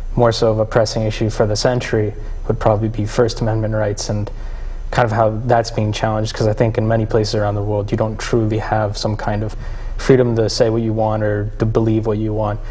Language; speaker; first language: English; native; English